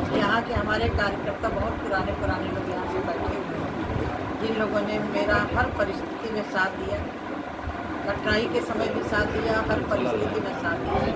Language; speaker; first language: Hindi; native; Hindi